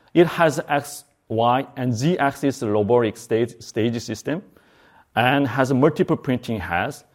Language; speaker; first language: English; non-native, fluent; Korean